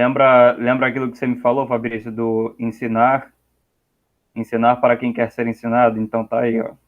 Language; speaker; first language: Portuguese; native; Portuguese